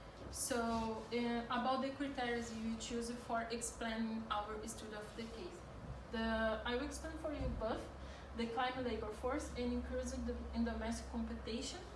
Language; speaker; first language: English; non-native, learner; Portuguese